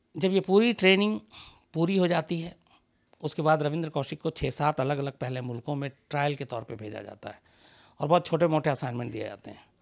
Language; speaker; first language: Hindi; native; Hindi